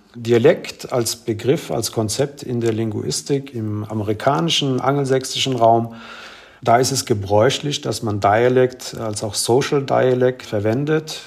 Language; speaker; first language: German; early bilingual, other home language; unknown